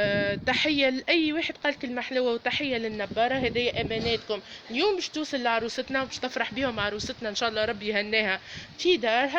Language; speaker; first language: Arabic; native; Arabic